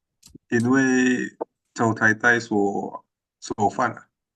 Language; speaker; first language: Chinese; non-native, learner; Indonesian